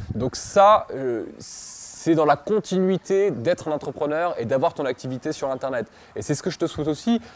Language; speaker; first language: French; native; French